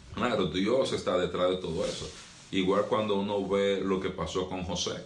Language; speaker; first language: Spanish; native; Spanish